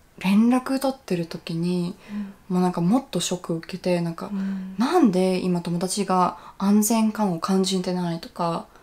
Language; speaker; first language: Japanese; non-native, fluent; Russian